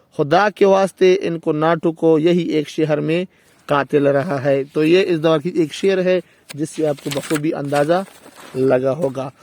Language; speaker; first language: Urdu; non-native, local second language; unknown